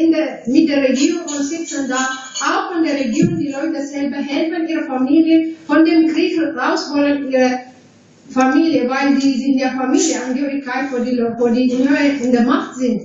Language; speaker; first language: German; non-native, fluent; Tigrinya